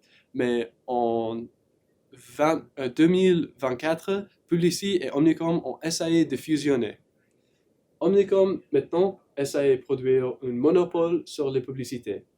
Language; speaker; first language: French; non-native, learner; English